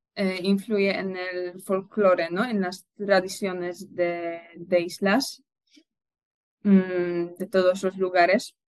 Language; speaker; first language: Spanish; non-native, fluent; Polish